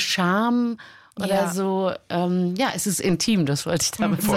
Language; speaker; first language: German; native; German